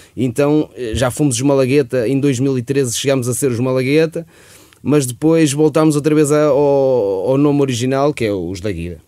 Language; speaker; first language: Portuguese; native; Portuguese